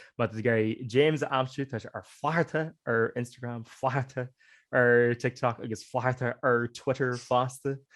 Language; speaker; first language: Irish; native; Irish